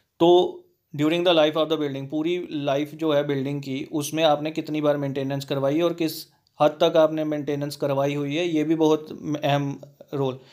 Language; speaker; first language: Hindi; native; Hindi